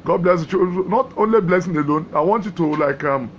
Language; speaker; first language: English; non-native, local second language; Yoruba